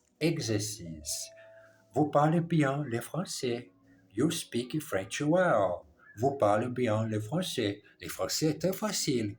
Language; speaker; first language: French; non-native, learner; English